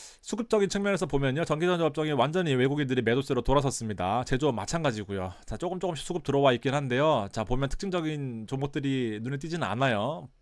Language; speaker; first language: Korean; native; Korean